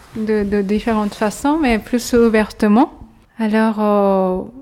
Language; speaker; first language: French; non-native, fluent; Japanese